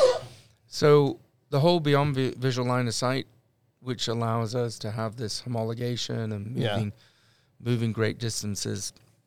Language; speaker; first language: English; native; English